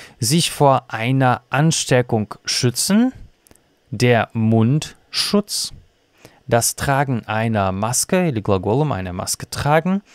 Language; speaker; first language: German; non-native, fluent; Russian